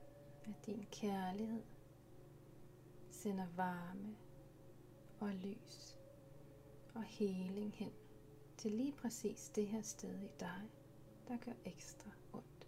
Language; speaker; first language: Danish; native; Danish